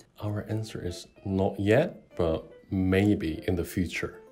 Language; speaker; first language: English; non-native, fluent; Korean